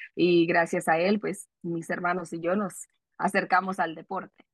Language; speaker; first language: Spanish; early bilingual, heritage; Spanish